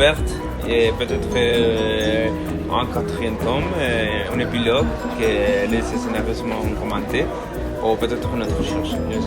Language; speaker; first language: French; non-native, learner; Spanish